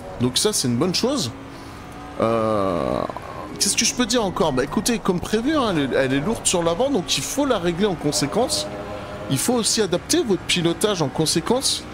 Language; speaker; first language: French; native; French